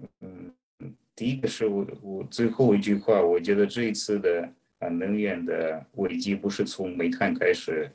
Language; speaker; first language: Chinese; non-native, fluent; Russian